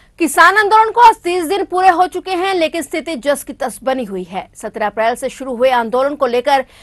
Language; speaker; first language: Hindi; native; Hindi